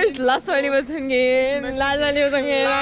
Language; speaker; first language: German; non-native, fluent; Portuguese